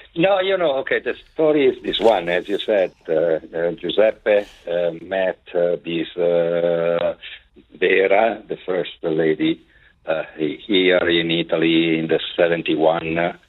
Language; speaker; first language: English; non-native, fluent; Italian